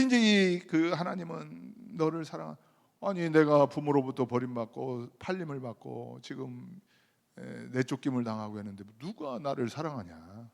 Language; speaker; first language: Korean; native; Korean